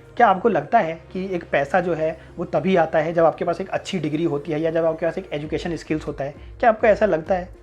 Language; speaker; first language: Hindi; native; Hindi